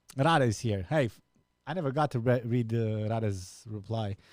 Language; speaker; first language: English; non-native, fluent; Romanian